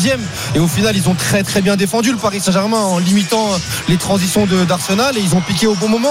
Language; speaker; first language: French; native; French